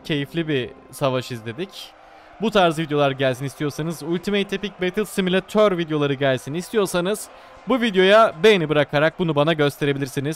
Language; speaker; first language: Turkish; native; Turkish